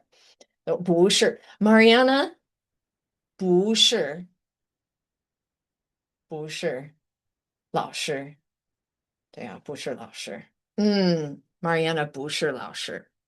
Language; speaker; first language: Chinese; non-native, fluent; English